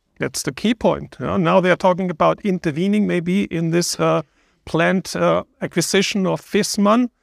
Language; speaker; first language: English; non-native, fluent; German